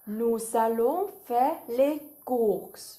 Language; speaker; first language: French; non-native, fluent; Thai